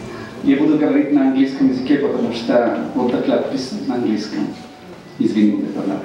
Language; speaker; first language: Russian; non-native, learner; Italian